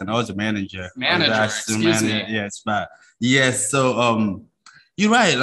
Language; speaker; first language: English; non-native, fluent; Mossi